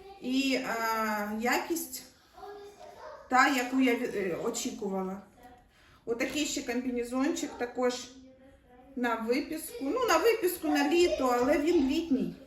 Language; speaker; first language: Ukrainian; native; Ukrainian